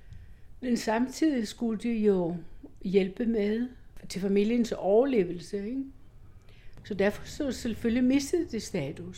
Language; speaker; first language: Danish; non-native, fluent; Greek